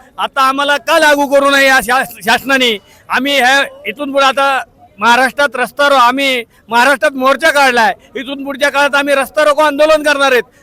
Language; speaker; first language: Marathi; non-native, local second language; Lambadi